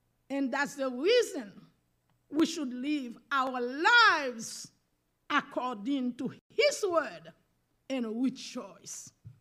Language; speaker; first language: English; non-native, learner; Haitian Creole